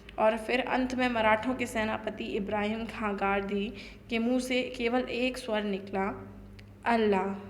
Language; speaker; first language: Hindi; native; Hindi